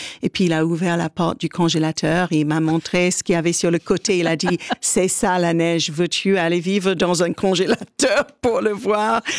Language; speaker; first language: French; non-native, fluent; English